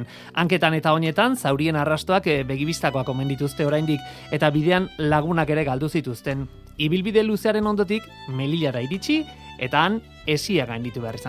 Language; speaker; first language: Basque; native; Basque